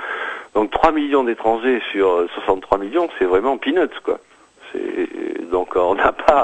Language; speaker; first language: French; native; French